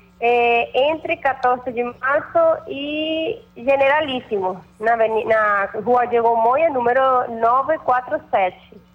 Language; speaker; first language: Portuguese; non-native, fluent; Spanish